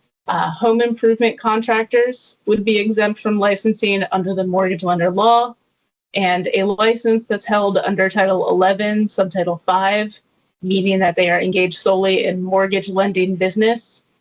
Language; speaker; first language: English; native; English